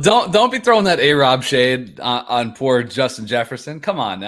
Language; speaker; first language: English; native; English